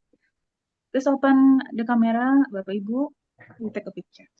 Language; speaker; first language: English; non-native, learner; Indonesian